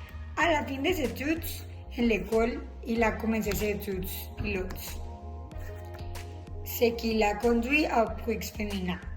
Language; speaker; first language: French; non-native, learner; Spanish